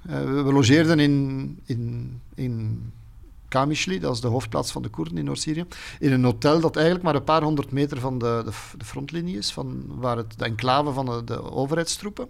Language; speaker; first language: Dutch; native; Dutch